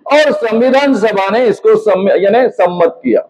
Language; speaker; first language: Hindi; non-native, local second language; Marathi